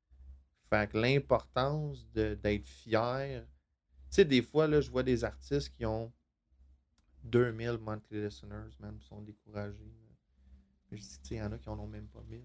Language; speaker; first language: French; native; French